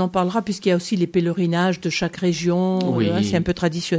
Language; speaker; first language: French; native; French